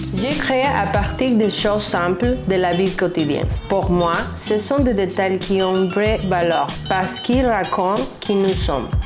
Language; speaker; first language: French; non-native, learner; Spanish